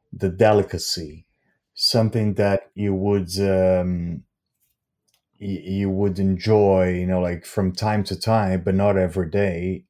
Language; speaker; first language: English; non-native, fluent; Portuguese